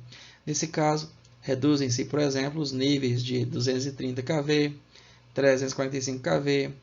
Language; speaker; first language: Portuguese; native; Portuguese